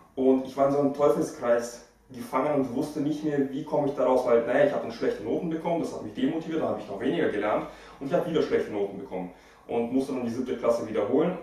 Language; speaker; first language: German; early bilingual, other home language; Russian